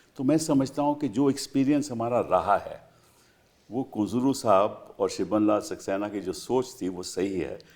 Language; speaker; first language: Hindi; native; Hindi